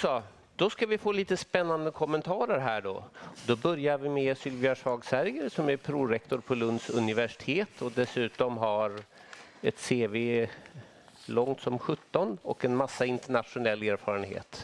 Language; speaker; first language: Swedish; native; Swedish